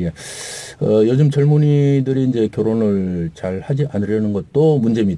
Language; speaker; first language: Korean; native; Korean